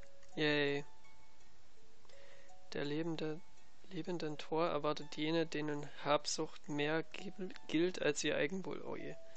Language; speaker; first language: German; native; German